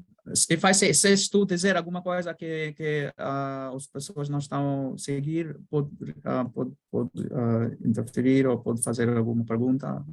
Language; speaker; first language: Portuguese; non-native, learner; Bangla